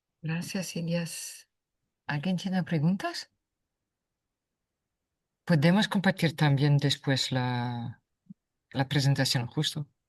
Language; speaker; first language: Spanish; non-native, fluent; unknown